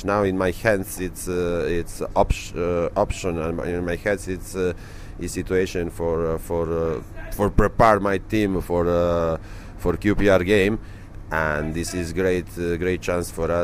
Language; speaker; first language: English; non-native, learner; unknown